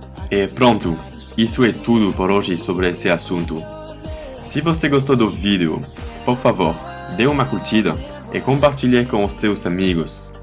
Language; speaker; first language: Portuguese; non-native, fluent; French